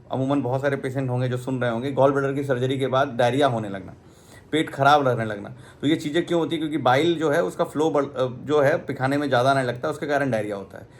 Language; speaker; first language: Hindi; native; Hindi